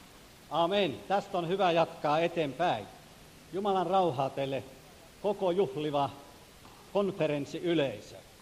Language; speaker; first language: Finnish; native; Finnish